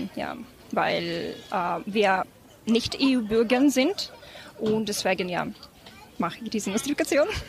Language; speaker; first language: German; non-native, fluent; Ukrainian